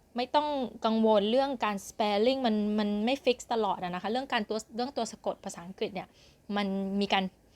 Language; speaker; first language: Thai; native; Thai